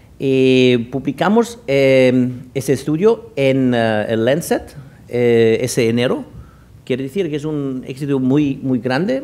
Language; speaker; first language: Spanish; non-native, fluent; German